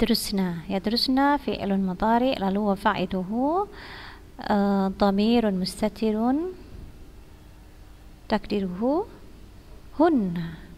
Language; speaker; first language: Arabic; non-native, fluent; Indonesian